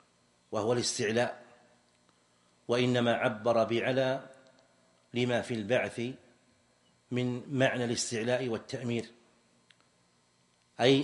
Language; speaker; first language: Arabic; native; Arabic